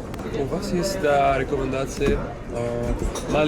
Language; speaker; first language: Russian; non-native, learner; Arabic